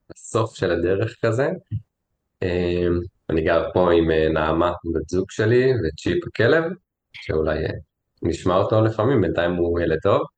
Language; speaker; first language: Hebrew; native; Hebrew